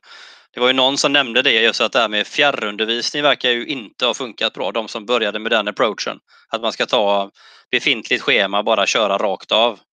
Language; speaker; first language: Swedish; native; Swedish